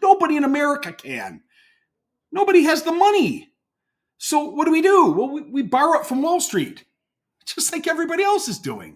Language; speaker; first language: English; native; English